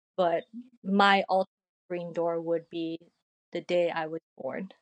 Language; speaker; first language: English; early bilingual, other home language; Korean